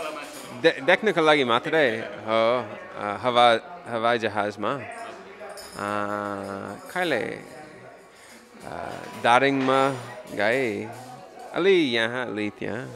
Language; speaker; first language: Nepali; non-native, learner; English